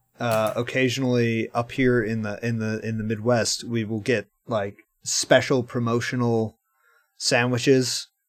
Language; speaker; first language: English; native; English